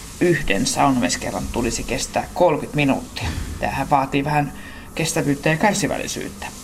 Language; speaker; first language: Finnish; native; Finnish